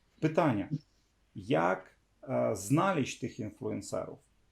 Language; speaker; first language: Polish; non-native, fluent; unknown